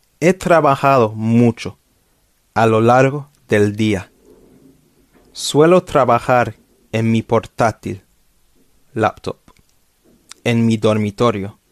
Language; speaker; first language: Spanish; non-native, fluent; English